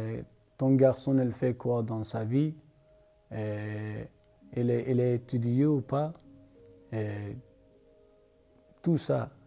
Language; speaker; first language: French; non-native, learner; Persian